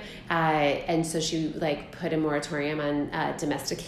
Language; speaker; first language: English; native; English